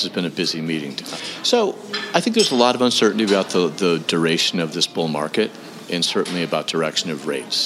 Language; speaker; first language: English; native; English